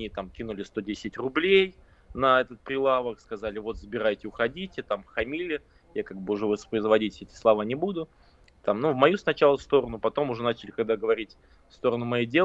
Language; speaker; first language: Russian; native; Russian